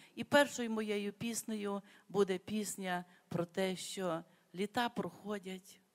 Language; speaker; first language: Ukrainian; native; Ukrainian